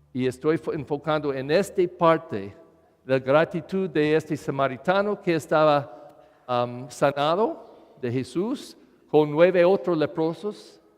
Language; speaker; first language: Spanish; non-native, learner; English